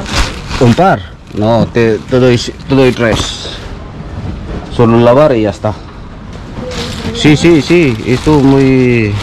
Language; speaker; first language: Spanish; non-native, learner; Filipino